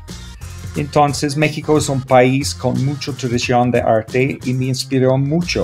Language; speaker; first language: Spanish; non-native, fluent; English